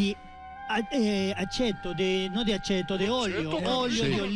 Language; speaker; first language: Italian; non-native, learner; Spanish